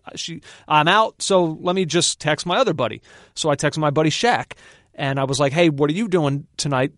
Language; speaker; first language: English; native; English